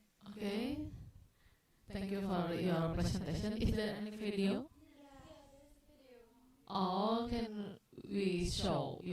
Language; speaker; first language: English; non-native, learner; Indonesian